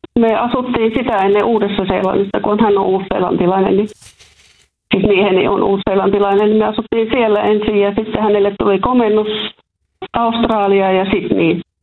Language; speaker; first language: Finnish; native; Finnish